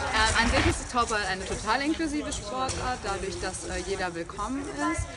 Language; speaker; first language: German; native; German